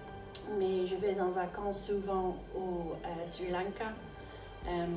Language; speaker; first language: French; non-native, local second language; Dutch